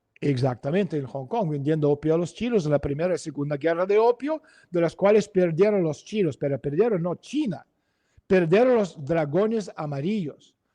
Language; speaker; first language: Spanish; non-native, fluent; Russian